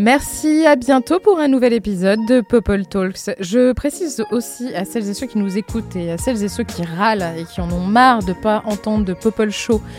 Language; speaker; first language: French; native; French